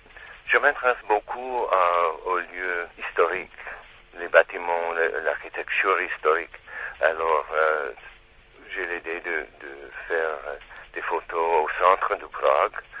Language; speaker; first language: French; non-native, learner; Czech